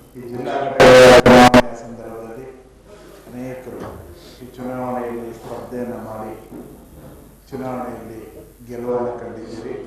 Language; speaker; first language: Kannada; native; Kannada